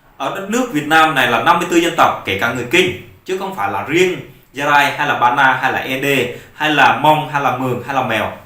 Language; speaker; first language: Vietnamese; non-native, local second language; Jarai